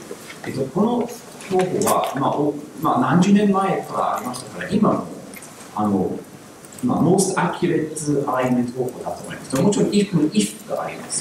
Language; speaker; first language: Japanese; non-native, learner; English